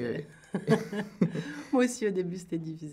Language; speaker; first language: French; native; French